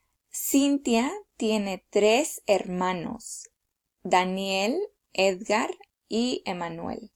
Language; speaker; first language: Spanish; early bilingual, heritage; Spanish